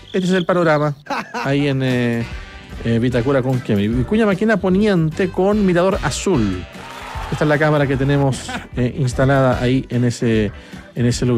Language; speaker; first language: Spanish; native; Spanish